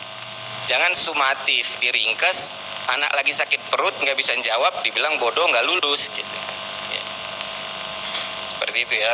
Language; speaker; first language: Indonesian; native; Indonesian